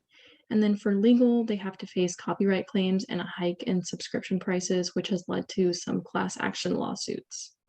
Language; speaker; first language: English; native; English